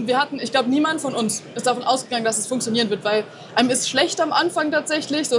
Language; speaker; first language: German; native; German